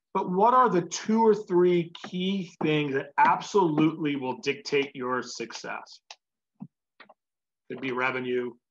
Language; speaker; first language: English; native; English